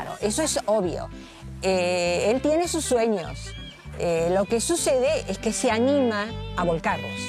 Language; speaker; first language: Spanish; native; Spanish